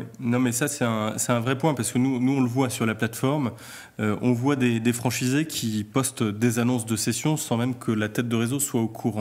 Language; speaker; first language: French; native; French